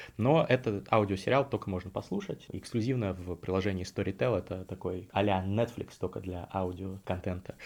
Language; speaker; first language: Russian; native; Russian